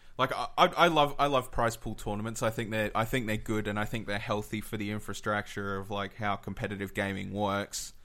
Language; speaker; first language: English; native; English